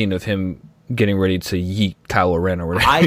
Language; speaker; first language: English; native; English